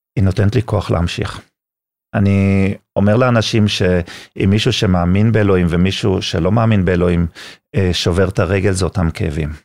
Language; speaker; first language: Hebrew; non-native, fluent; German